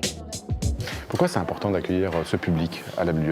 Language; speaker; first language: French; native; French